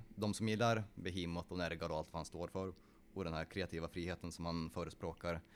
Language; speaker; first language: Swedish; early bilingual, other home language; Polish